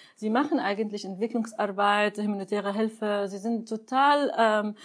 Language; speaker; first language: German; non-native, fluent; Arabic